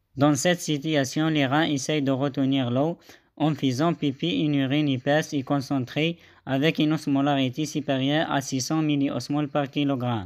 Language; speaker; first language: French; non-native, local second language; Arabic